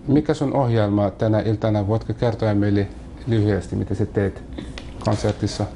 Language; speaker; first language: Finnish; non-native, learner; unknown